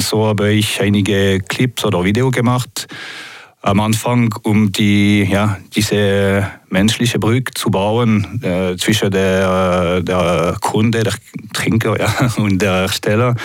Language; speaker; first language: German; non-native, local second language; French